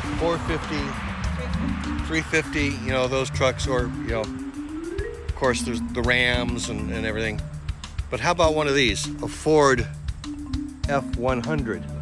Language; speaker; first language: English; native; English